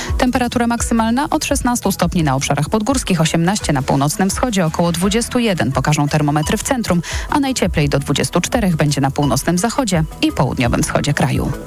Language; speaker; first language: Polish; native; Polish